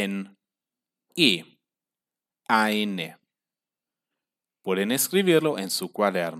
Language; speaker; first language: Spanish; non-native, fluent; German